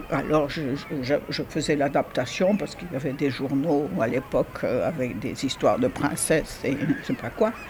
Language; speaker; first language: French; native; French